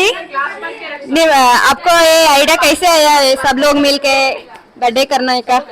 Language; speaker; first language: Hindi; non-native, local second language; Kannada